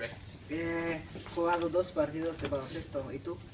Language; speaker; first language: Spanish; non-native, learner; Norwegian